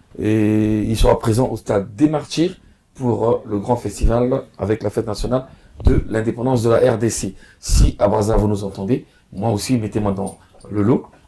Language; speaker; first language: French; non-native, local second language; Lingala